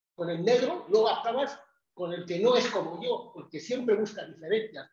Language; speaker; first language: Spanish; non-native, local second language; Fang